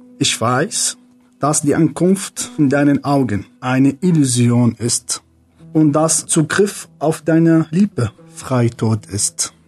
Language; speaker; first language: German; non-native, fluent; Arabic